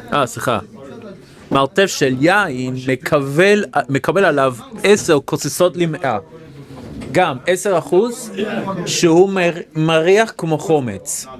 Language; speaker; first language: Hebrew; non-native, fluent; English